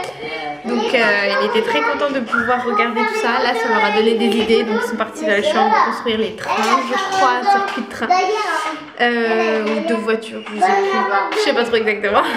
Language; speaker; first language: French; native; French